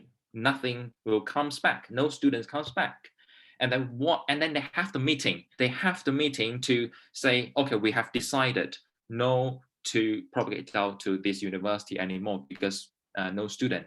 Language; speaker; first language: English; non-native, fluent; Chinese